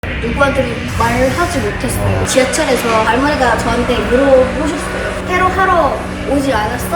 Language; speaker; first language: Korean; non-native, fluent; Indonesian